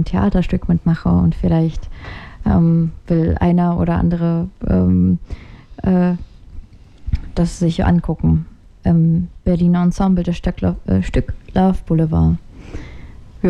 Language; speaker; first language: German; native; German